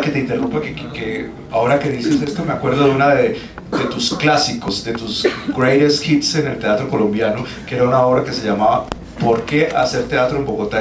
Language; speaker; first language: Spanish; native; Spanish